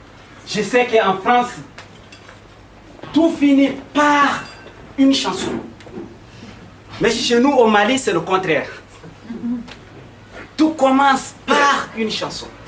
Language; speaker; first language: French; non-native, local second language; Bambara